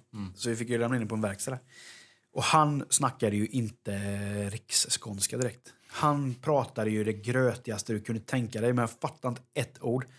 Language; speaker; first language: Swedish; native; Swedish